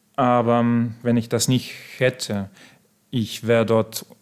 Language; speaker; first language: German; non-native, fluent; Belarusian